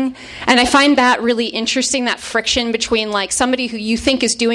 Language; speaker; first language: English; native; English